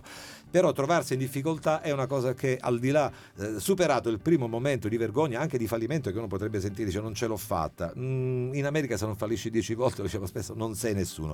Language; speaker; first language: Italian; native; Italian